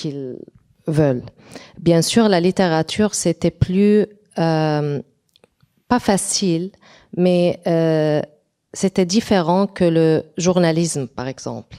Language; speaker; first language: French; non-native, local second language; Arabic